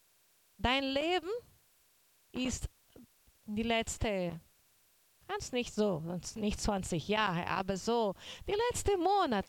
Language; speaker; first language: German; non-native, learner; Portuguese